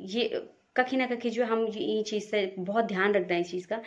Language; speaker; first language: Hindi; non-native, local second language; Garhwali